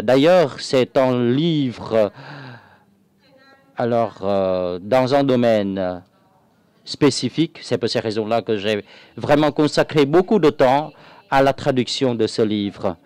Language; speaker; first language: French; non-native, fluent; Vietnamese